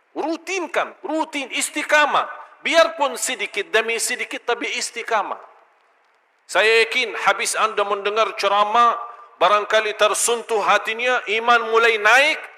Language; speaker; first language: Malay; non-native, fluent; Arabic